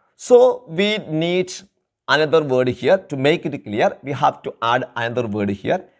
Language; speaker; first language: English; non-native, local second language; Malayalam